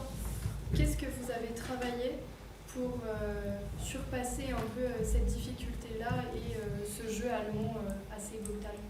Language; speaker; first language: French; native; French